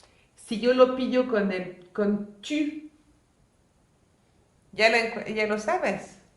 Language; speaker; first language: Spanish; non-native, fluent; French